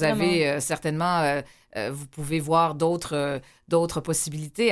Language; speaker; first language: French; native; French